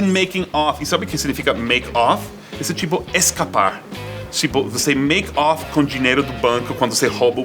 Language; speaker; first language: Portuguese; non-native, fluent; English